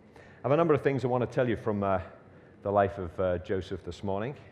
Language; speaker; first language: English; native; English